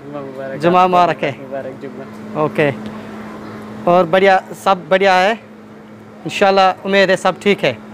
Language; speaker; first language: Hindi; non-native, local second language; Kashmiri